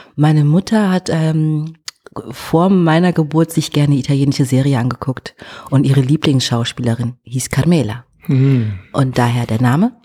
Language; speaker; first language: German; early bilingual, other home language; French